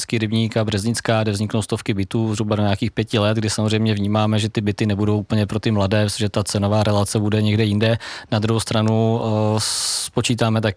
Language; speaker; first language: Czech; native; Czech